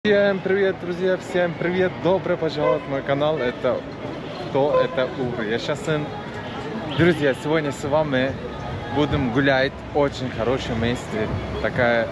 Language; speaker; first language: Russian; non-native, learner; Turkish